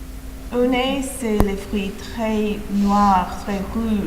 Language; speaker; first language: French; non-native, fluent; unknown